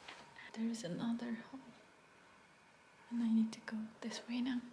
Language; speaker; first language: English; non-native, fluent; Chinese